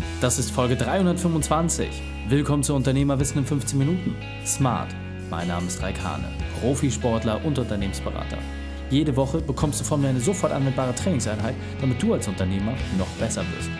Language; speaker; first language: German; native; German